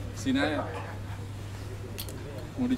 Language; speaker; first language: Indonesian; native; Indonesian